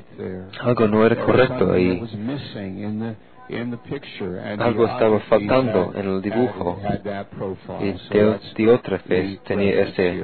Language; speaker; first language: Spanish; non-native, learner; English